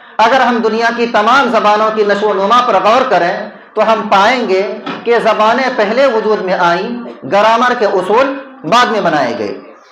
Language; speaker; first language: Urdu; native; Urdu